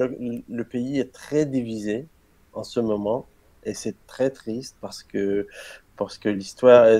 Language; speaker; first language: French; non-native, learner; Arabic